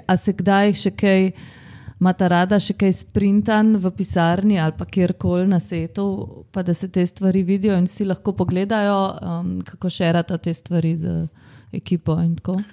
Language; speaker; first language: Slovenian; native; Slovenian